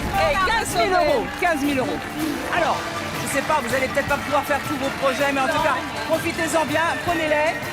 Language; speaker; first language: French; native; French